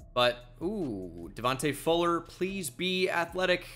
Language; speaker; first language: English; native; English